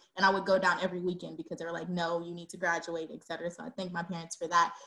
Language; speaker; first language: English; native; English